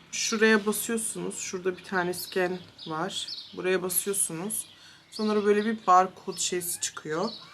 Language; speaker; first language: Turkish; early bilingual, heritage; Turkish